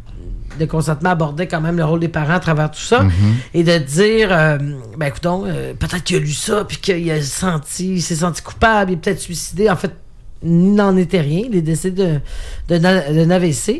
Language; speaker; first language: French; native; French